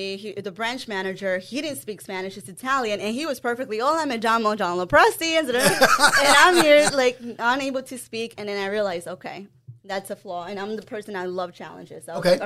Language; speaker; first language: English; non-native, fluent; Spanish